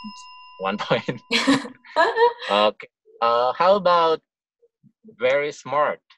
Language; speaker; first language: English; non-native, local second language; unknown